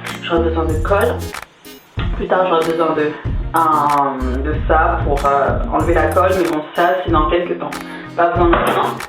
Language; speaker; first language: French; native; French